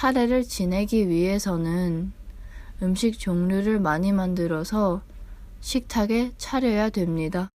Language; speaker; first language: Korean; non-native, learner; English